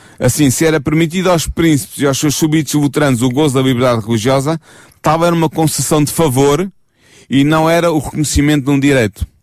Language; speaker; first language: Portuguese; native; Portuguese